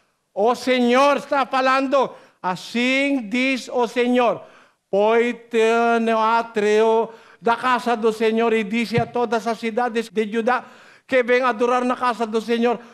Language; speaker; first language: Portuguese; non-native, learner; Filipino